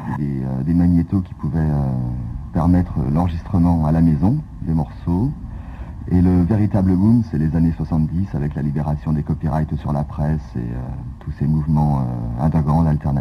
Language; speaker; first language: French; native; French